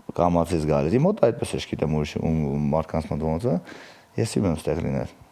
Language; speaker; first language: Armenian; early bilingual, heritage; Armenian